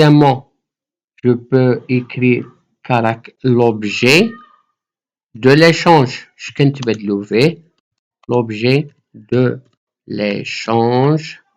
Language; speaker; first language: French; non-native, local second language; Arabic